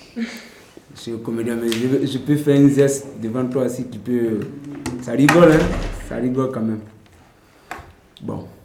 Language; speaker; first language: French; non-native, learner; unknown